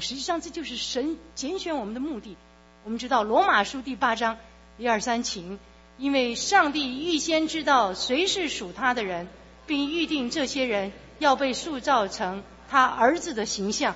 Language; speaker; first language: Chinese; native; Chinese